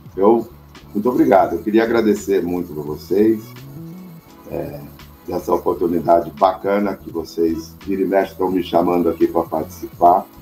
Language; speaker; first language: Portuguese; native; Portuguese